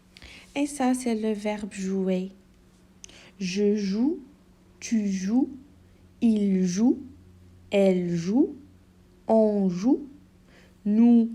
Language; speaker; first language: French; non-native, local second language; Arabic